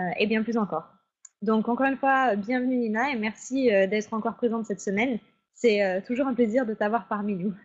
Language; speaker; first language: French; native; French